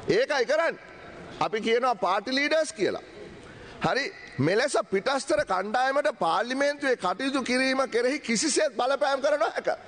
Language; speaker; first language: Sinhala; native; Sinhala